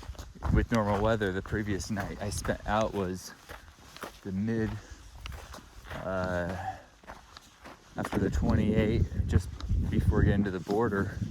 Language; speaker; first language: English; native; English